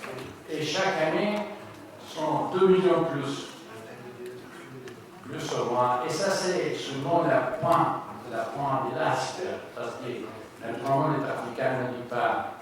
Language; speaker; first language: French; non-native, learner; Spanish